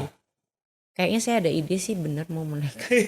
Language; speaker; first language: Indonesian; native; Indonesian